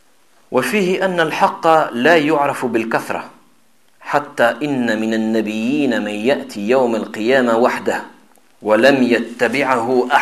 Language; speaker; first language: Arabic; non-native, fluent; French